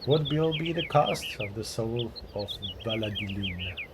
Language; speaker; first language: English; non-native, fluent; Slovak